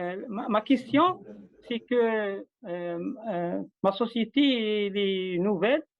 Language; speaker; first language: French; non-native, learner; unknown